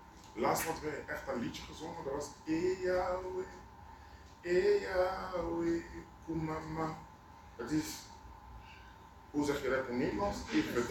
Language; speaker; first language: Dutch; non-native, local second language; Lingala